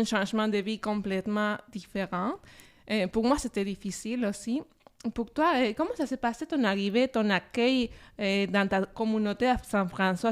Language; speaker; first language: French; non-native, fluent; Spanish